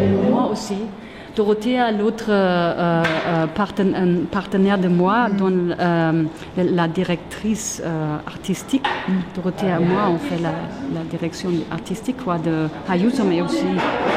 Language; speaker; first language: French; non-native, fluent; German